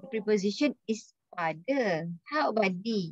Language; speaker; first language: English; non-native, local second language; Malay